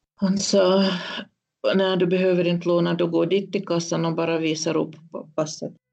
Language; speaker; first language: Swedish; non-native, fluent; Russian